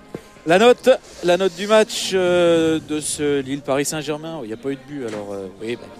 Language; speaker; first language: French; native; French